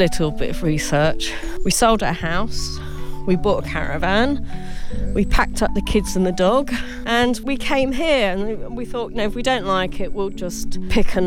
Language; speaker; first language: English; native; English